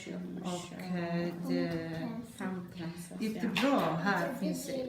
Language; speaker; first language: Swedish; non-native, learner; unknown